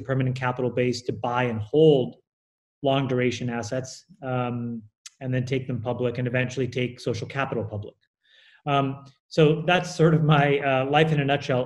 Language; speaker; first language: English; native; English